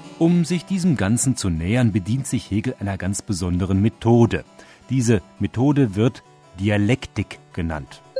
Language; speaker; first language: German; native; German